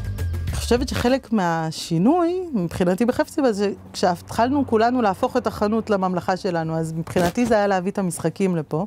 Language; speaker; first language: Hebrew; native; Hebrew